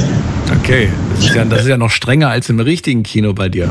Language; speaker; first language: German; native; German